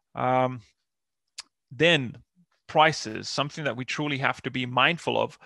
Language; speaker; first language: English; non-native, fluent; Finnish